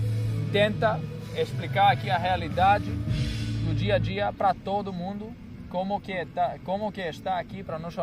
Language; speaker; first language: Portuguese; non-native, fluent; Greek